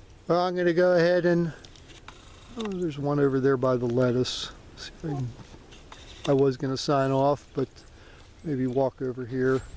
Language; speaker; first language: English; native; English